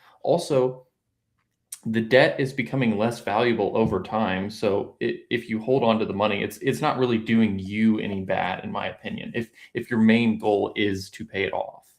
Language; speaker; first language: English; native; English